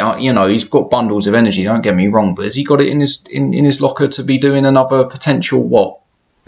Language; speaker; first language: English; native; English